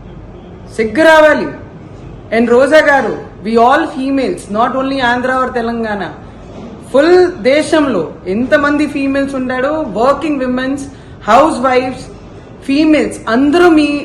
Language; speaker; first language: Telugu; non-native, learner; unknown